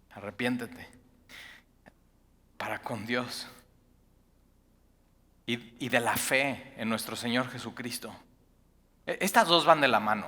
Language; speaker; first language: Spanish; native; Spanish